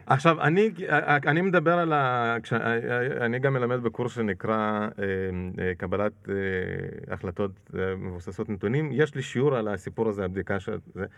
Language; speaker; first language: Hebrew; non-native, fluent; Russian